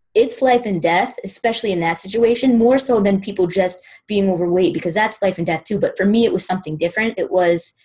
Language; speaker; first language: English; native; English